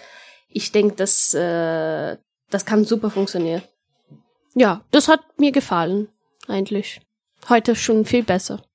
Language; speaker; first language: German; non-native, fluent; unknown